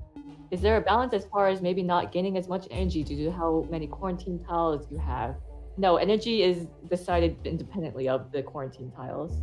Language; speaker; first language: English; native; English